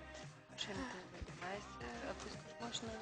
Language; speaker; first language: Russian; non-native, learner; Bulgarian